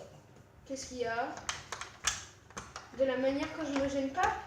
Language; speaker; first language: French; native; French